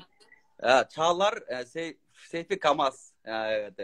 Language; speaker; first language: Turkish; non-native, learner; Kyrgyz